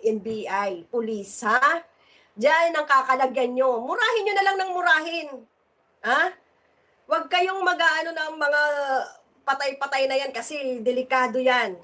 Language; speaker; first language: Filipino; native; Filipino